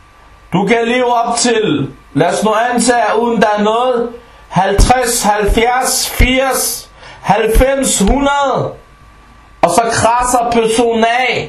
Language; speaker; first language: Danish; early bilingual, other home language; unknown